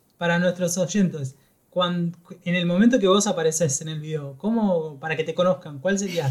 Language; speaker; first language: Spanish; native; Spanish